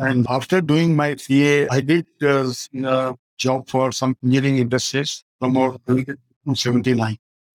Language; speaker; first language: English; non-native, local second language; Marwari